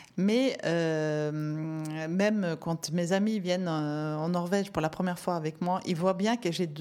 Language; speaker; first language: French; non-native, fluent; Norwegian